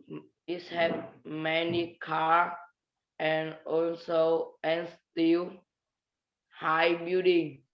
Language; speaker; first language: English; non-native, learner; Vietnamese